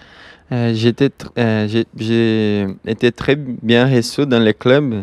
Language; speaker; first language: French; non-native, learner; Portuguese